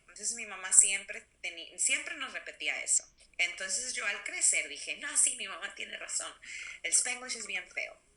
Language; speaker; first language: Spanish; early bilingual, other home language; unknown